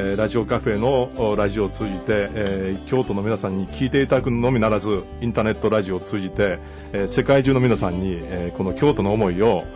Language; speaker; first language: Japanese; native; Japanese